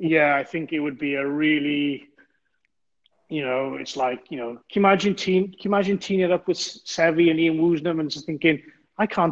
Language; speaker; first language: English; native; English